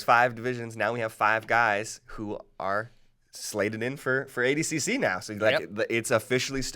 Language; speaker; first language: English; native; English